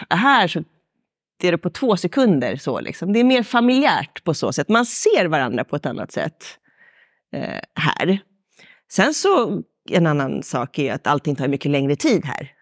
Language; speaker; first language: Swedish; native; Swedish